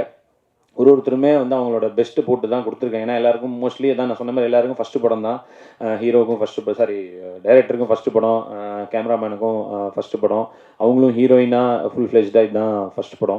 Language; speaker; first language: Tamil; native; Tamil